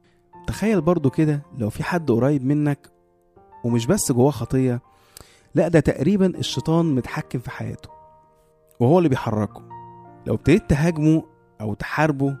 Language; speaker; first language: Arabic; native; Arabic